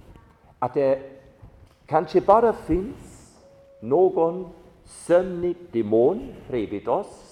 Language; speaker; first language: Swedish; non-native, fluent; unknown